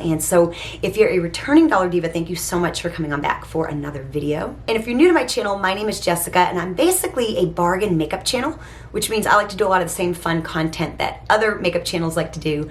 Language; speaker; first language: English; native; English